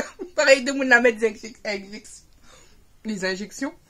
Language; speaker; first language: French; native; French